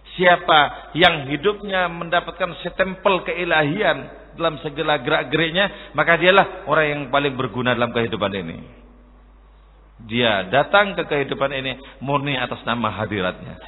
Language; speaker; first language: Indonesian; native; Indonesian